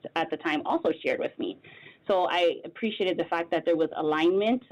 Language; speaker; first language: English; native; English